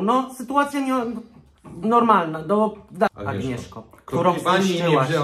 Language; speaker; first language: Polish; native; Polish